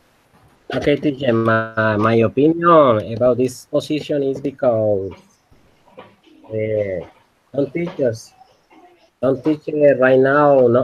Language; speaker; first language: English; non-native, learner; Spanish